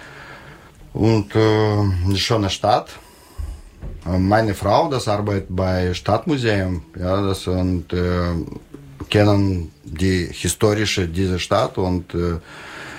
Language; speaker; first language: German; non-native, learner; Russian